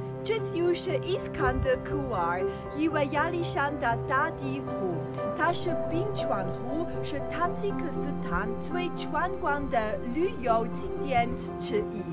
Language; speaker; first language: Chinese; non-native, fluent; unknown